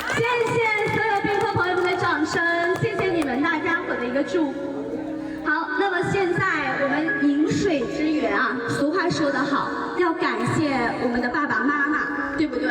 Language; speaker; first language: Chinese; native; Chinese